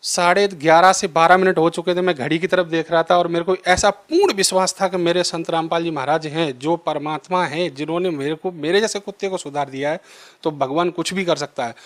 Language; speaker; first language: Hindi; native; Hindi